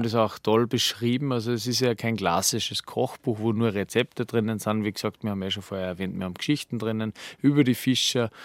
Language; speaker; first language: German; native; German